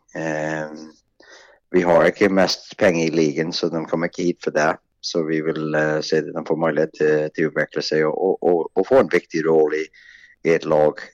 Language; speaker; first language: Norwegian; non-native, fluent; Swedish